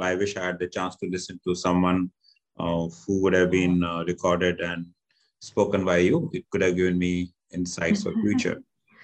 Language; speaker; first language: English; non-native, local second language; Hindi